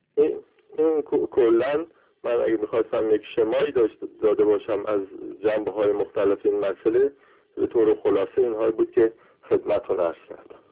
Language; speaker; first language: Persian; non-native, local second language; Azerbaijani